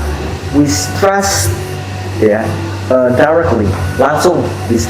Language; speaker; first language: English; non-native, fluent; Indonesian